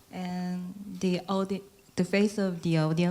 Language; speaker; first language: English; non-native, learner; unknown